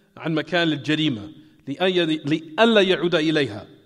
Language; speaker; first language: Arabic; non-native, fluent; English